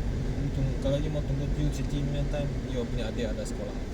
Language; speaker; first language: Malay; non-native, local second language; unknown